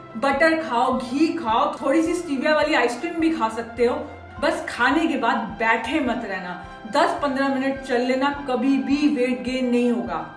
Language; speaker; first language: Hindi; native; Hindi